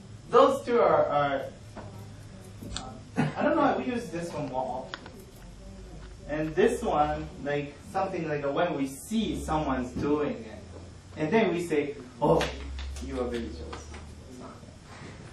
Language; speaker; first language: English; non-native, fluent; Japanese